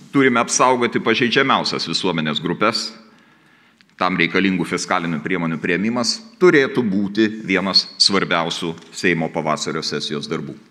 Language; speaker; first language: Lithuanian; native; Lithuanian